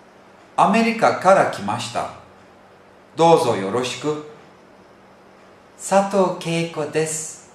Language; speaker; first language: Japanese; non-native, fluent; Turkish